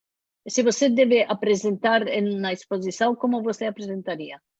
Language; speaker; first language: Portuguese; non-native, learner; Spanish